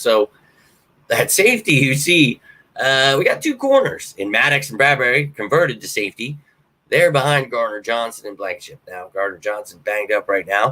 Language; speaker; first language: English; native; English